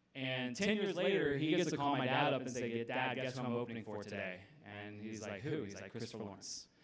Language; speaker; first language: English; native; English